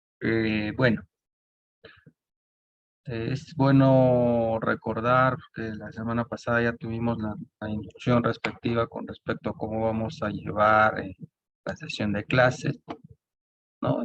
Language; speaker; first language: Spanish; native; Spanish